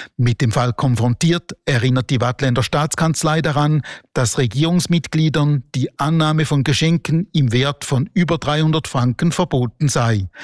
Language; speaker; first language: German; native; German